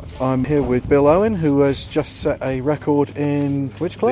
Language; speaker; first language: English; native; English